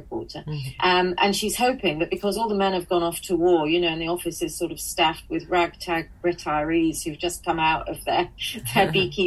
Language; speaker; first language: English; native; English